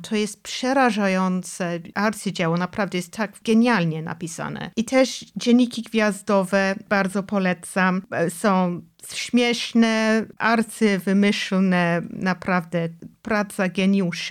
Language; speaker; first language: Polish; non-native, fluent; English